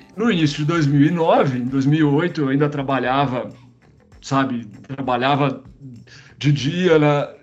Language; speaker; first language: Portuguese; native; Portuguese